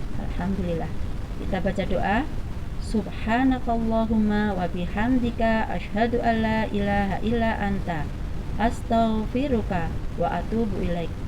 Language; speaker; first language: Indonesian; native; Indonesian